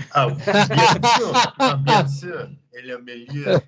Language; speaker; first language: French; non-native, learner; English